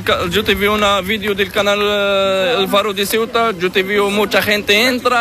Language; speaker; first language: Spanish; non-native, learner; Arabic